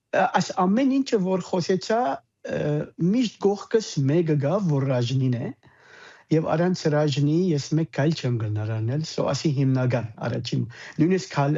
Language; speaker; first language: Armenian; early bilingual, heritage; Armenian